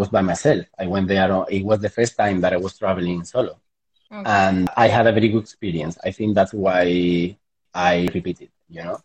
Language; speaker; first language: English; non-native, fluent; Spanish